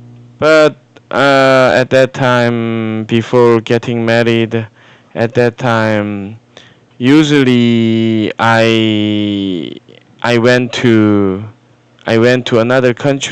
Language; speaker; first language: English; non-native, fluent; Korean